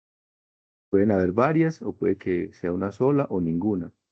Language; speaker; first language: Spanish; native; Spanish